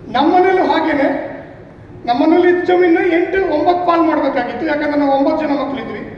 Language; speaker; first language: Kannada; native; Kannada